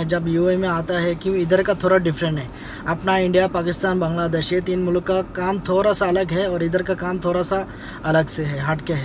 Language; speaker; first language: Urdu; non-native, learner; Bangla